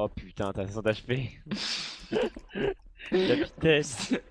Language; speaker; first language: French; native; French